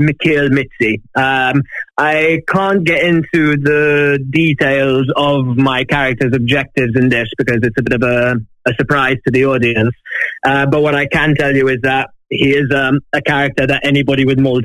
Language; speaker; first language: English; native; English